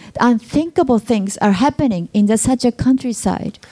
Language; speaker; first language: English; non-native, fluent; Japanese